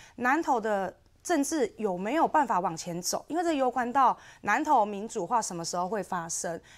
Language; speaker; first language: Chinese; native; Chinese